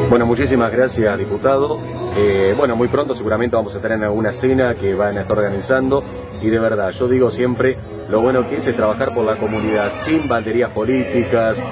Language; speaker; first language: Spanish; native; Spanish